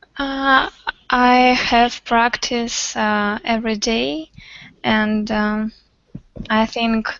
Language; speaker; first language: English; non-native, learner; Russian